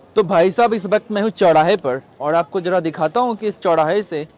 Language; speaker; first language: Hindi; native; Hindi